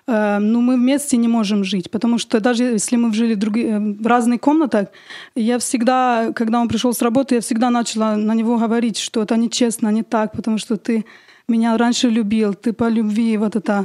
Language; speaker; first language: Russian; early bilingual, heritage; Russian